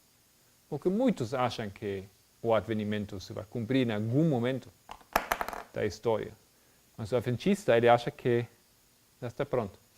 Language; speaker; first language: Portuguese; non-native, fluent; German